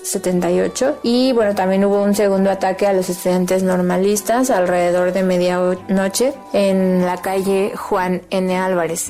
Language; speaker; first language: Spanish; native; Spanish